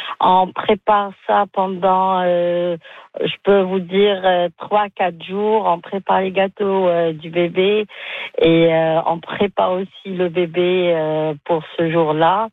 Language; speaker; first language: French; non-native, local second language; Arabic